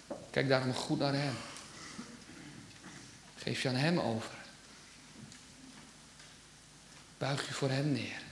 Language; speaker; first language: Dutch; native; Dutch